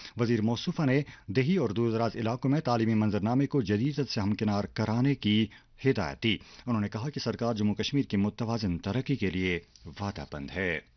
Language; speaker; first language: Urdu; non-native, local second language; Kashmiri